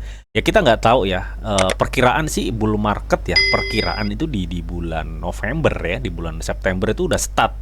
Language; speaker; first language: Indonesian; native; Indonesian